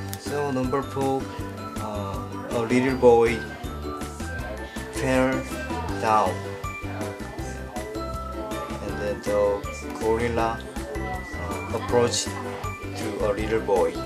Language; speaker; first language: English; non-native, learner; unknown